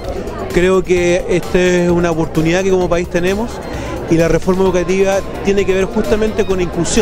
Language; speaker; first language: Spanish; native; Spanish